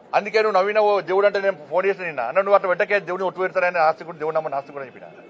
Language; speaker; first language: Telugu; native; Telugu